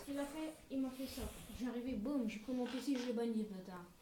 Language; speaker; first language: French; native; French